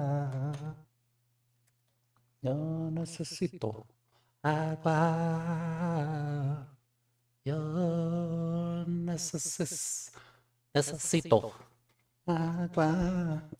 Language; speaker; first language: Spanish; non-native, learner; English